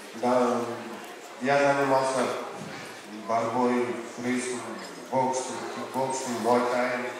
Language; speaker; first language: Russian; non-native, local second language; Kazakh